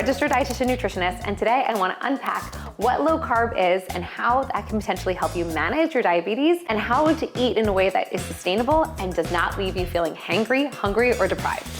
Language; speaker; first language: English; native; English